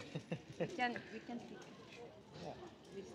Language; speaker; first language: English; non-native, learner; Japanese